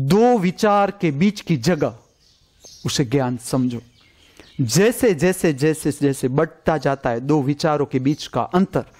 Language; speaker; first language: Hindi; non-native, local second language; Gujarati